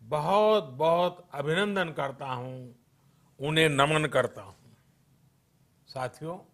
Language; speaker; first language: Hindi; non-native, local second language; Gujarati